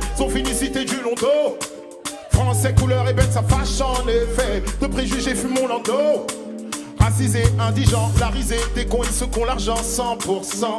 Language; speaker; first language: French; native; French